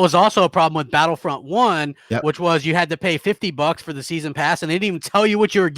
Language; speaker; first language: English; native; English